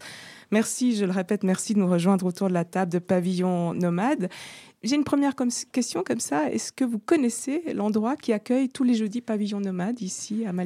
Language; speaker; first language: French; native; French